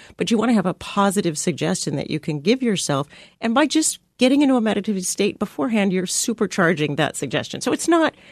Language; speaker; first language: English; native; English